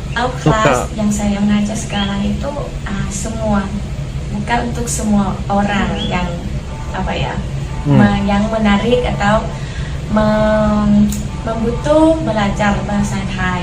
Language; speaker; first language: Indonesian; non-native, learner; Thai